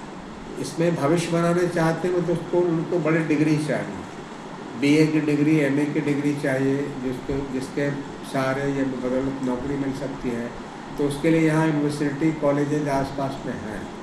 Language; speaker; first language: Hindi; native; Hindi